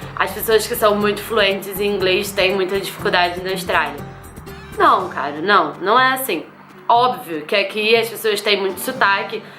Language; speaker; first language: Portuguese; native; Portuguese